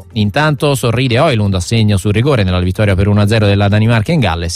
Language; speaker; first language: Italian; native; Italian